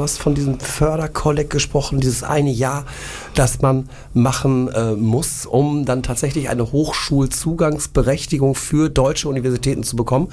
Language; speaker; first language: German; native; German